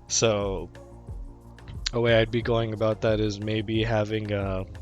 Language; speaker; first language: English; native; English